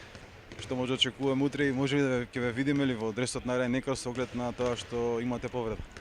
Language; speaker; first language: Macedonian; native; Macedonian